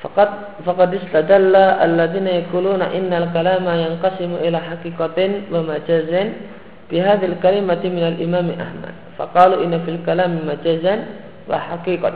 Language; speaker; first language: Arabic; non-native, fluent; Indonesian